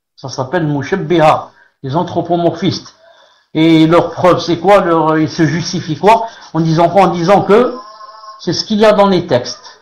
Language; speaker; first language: French; non-native, local second language; Arabic